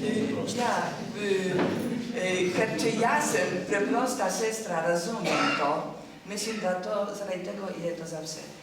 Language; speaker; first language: Slovenian; non-native, learner; Polish